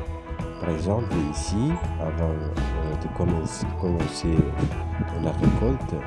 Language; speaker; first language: French; non-native, fluent; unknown